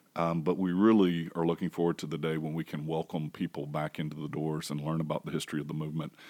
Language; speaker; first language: English; native; English